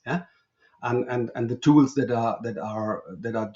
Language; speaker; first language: English; non-native, fluent; German